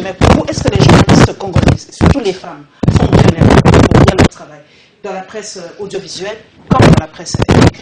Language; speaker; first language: French; non-native, local second language; Lingala